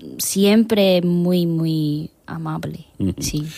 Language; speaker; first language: Spanish; non-native, learner; Korean